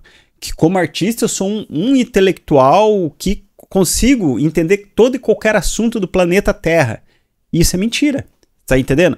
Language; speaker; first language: Portuguese; native; Portuguese